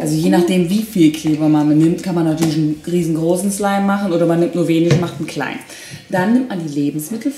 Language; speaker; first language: German; native; German